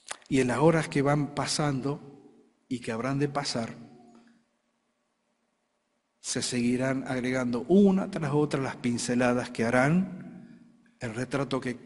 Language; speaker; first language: Spanish; native; Spanish